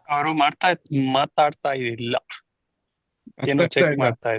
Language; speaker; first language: Kannada; non-native, learner; Telugu